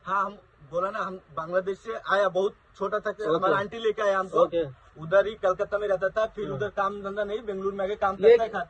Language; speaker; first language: Hindi; non-native, local second language; Bangla